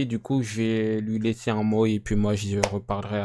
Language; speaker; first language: French; native; French